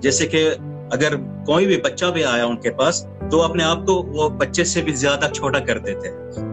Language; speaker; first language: Hindi; non-native, fluent; Arabic